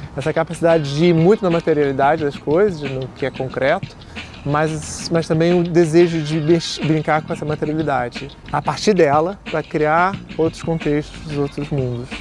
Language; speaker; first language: Portuguese; native; Portuguese